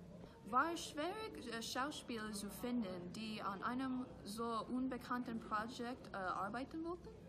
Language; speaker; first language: German; non-native, learner; English